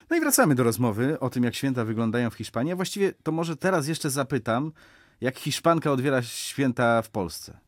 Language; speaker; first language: Polish; native; Polish